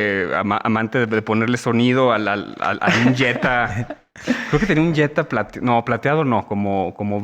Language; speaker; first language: Spanish; native; Spanish